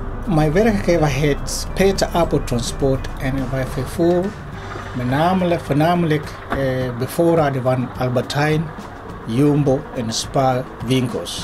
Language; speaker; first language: Dutch; non-native, learner; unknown